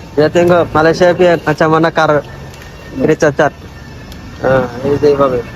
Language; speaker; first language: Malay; non-native, learner; Bangla